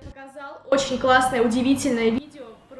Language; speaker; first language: Russian; native; Russian